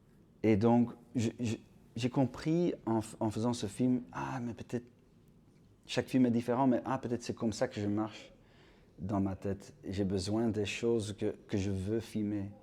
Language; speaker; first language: French; non-native, local second language; Dutch